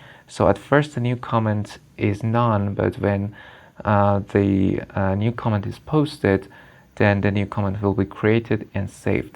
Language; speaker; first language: English; non-native, fluent; Persian